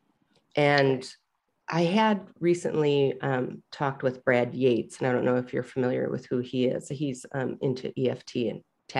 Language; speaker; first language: English; native; English